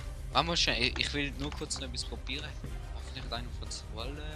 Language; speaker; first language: German; native; German